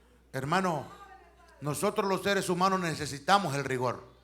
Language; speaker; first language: Spanish; native; Spanish